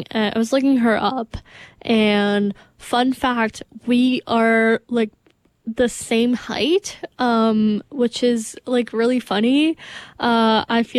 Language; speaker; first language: English; non-native, fluent; Portuguese